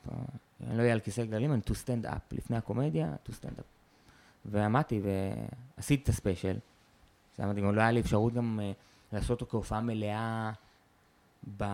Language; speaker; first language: Hebrew; native; Hebrew